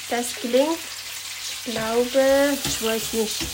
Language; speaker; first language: German; non-native, learner; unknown